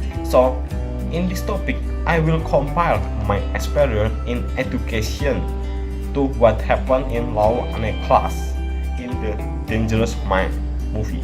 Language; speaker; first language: English; non-native, learner; Indonesian